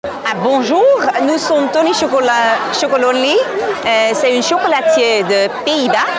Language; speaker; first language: French; non-native, learner; Dutch